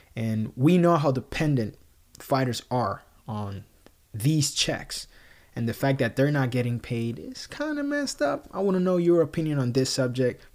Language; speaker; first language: English; non-native, local second language; Spanish